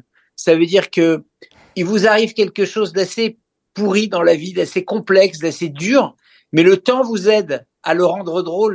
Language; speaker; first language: French; native; French